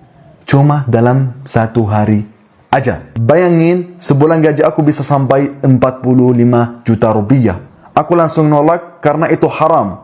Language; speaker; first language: Indonesian; non-native, fluent; Arabic